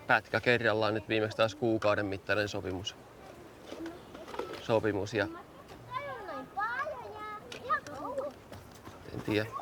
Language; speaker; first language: Finnish; native; Finnish